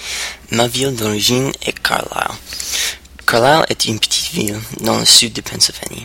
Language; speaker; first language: French; non-native, learner; English